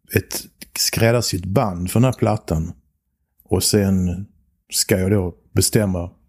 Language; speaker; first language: Swedish; native; Swedish